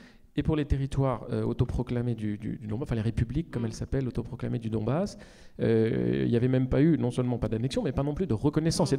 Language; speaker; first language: French; native; French